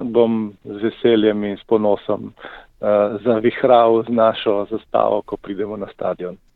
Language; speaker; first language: Slovenian; native; Slovenian